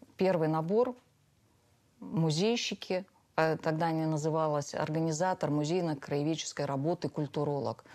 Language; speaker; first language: Russian; native; Russian